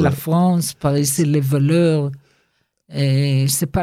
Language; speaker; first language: French; non-native, learner; Hebrew